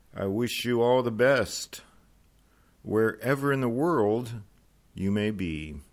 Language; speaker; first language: English; native; English